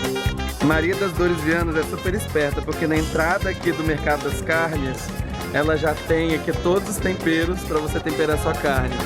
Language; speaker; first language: Portuguese; native; Portuguese